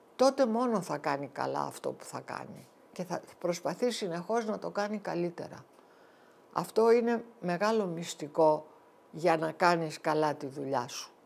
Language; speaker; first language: Greek; early bilingual, heritage; Greek